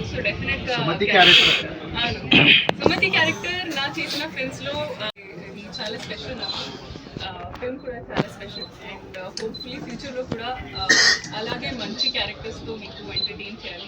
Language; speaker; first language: Telugu; non-native, local second language; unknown